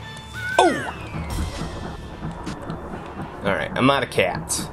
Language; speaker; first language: English; native; English